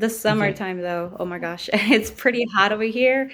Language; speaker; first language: English; non-native, fluent; Spanish